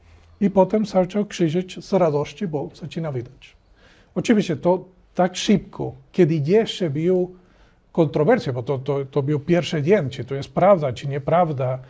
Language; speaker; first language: Polish; non-native, learner; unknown